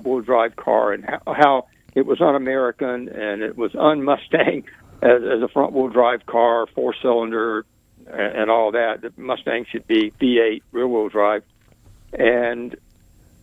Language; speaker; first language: English; native; English